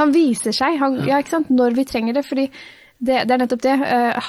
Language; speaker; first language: Norwegian; native; Norwegian